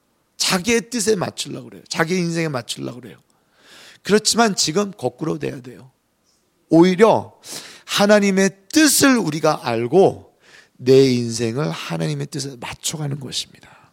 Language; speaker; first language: Korean; native; Korean